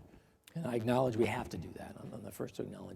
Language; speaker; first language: English; native; English